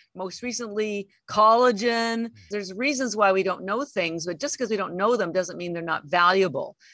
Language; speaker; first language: English; native; English